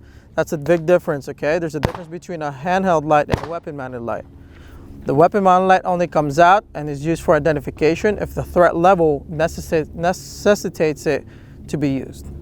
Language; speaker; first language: English; native; English